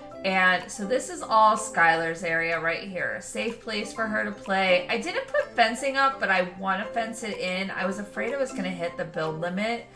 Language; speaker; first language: English; native; English